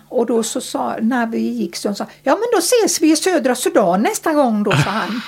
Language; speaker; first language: Swedish; early bilingual, other home language; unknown